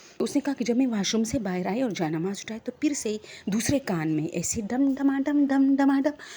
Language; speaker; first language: Urdu; non-native, local second language; Pashto